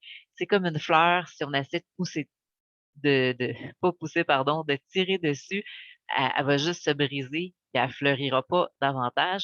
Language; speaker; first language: French; native; French